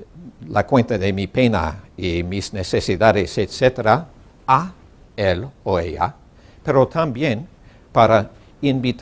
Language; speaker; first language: Spanish; non-native, learner; English